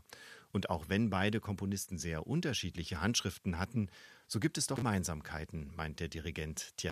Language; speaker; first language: German; native; German